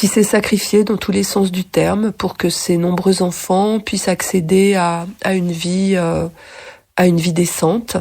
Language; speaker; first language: French; native; French